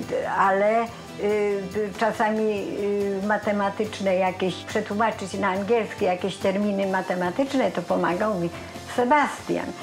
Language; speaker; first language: Polish; native; Polish